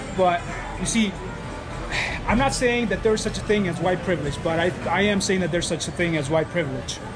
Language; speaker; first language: English; early bilingual, other home language; Spanish